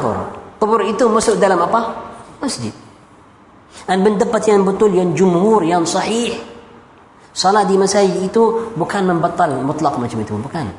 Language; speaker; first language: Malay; non-native, fluent; Arabic